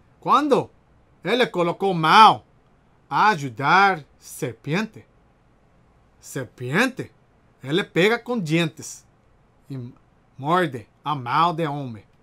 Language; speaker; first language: Portuguese; non-native, learner; Spanish